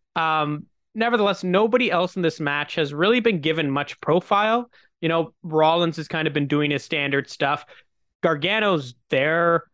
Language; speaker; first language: English; native; English